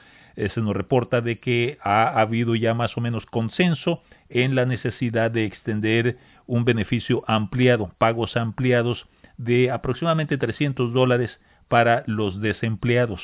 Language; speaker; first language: Spanish; native; Spanish